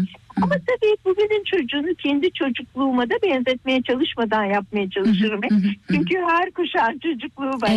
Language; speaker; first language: Turkish; native; Turkish